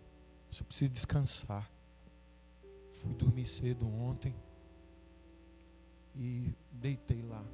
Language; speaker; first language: Portuguese; native; Portuguese